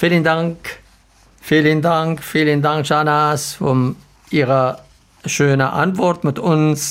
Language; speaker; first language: German; non-native, learner; Arabic